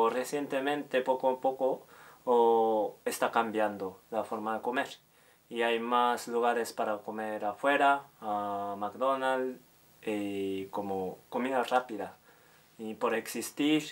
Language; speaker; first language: Spanish; non-native, fluent; Japanese